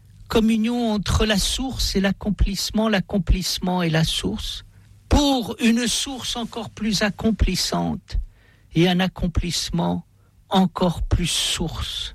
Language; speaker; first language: French; native; French